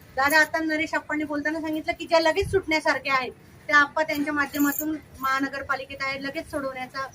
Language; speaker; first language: Marathi; native; Marathi